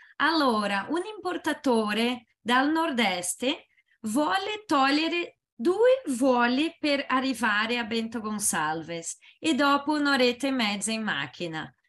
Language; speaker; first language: Italian; non-native, learner; Portuguese